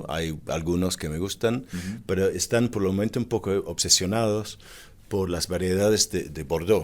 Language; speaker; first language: Spanish; non-native, fluent; English